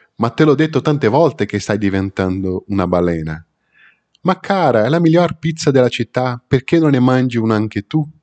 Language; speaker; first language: Italian; non-native, fluent; Portuguese